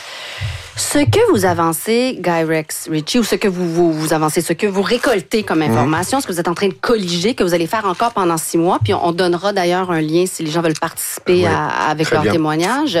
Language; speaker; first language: French; native; French